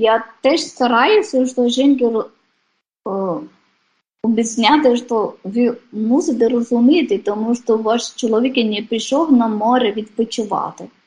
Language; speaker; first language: Ukrainian; non-native, fluent; Polish